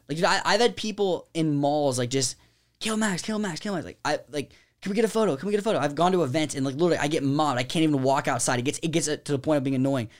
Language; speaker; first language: English; native; English